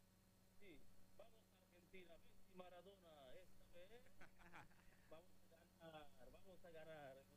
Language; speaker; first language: Spanish; non-native, learner; Bangla